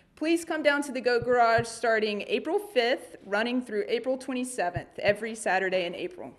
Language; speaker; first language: English; native; English